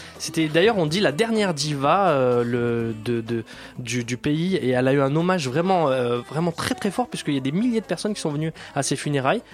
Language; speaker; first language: French; native; French